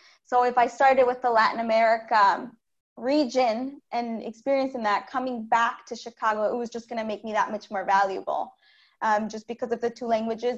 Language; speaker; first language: English; native; English